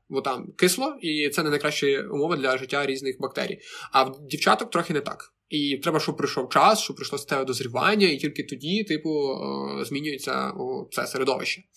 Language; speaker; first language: Ukrainian; native; Ukrainian